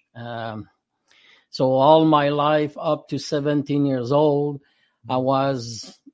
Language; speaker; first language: English; non-native, fluent; French